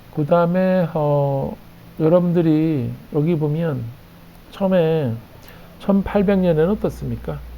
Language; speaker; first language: Korean; native; Korean